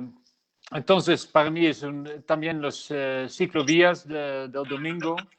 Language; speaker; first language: Spanish; non-native, learner; Dutch